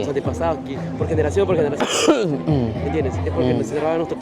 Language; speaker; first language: Spanish; native; Spanish